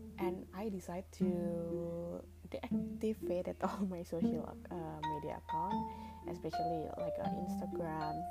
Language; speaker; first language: English; non-native, learner; Indonesian